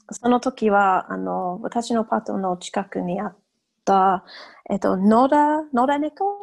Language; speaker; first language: Japanese; non-native, fluent; English